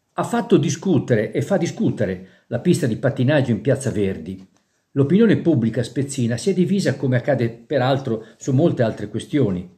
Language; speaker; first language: Italian; native; Italian